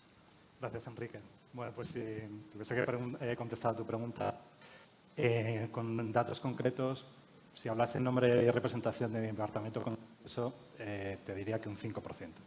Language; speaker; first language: Spanish; native; Spanish